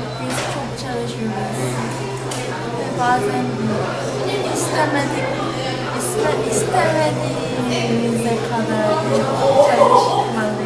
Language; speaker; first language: Turkish; non-native, learner; Korean